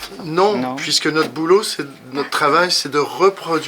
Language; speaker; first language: French; native; French